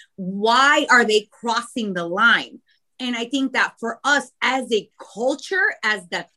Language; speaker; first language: English; early bilingual, other home language; Spanish